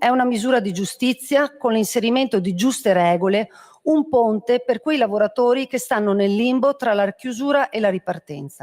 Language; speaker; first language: Italian; native; Italian